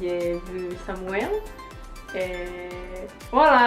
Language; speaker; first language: French; non-native, learner; Indonesian